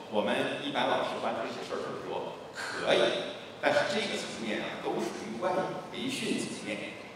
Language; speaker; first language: Chinese; native; Chinese